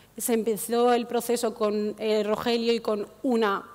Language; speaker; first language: Spanish; non-native, fluent; Arabic